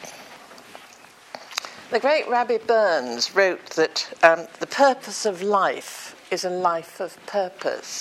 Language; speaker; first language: English; native; English